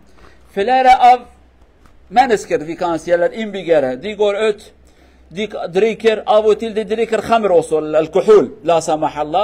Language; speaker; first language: Norwegian; non-native, learner; Kurdish